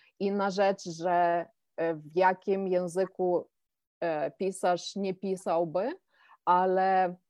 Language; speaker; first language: Polish; non-native, fluent; Ukrainian